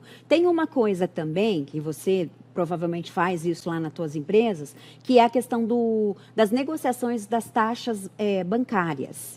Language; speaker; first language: Portuguese; native; Portuguese